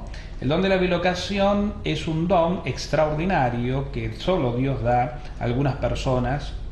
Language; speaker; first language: Spanish; native; Spanish